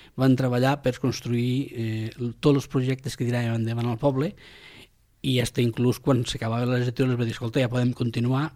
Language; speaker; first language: Catalan; non-native, local second language; Spanish